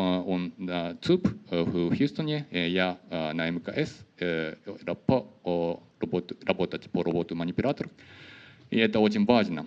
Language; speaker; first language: Russian; non-native, learner; Japanese